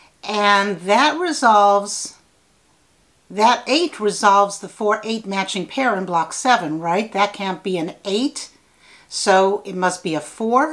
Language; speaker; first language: English; native; English